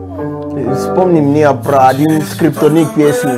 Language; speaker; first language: Russian; non-native, learner; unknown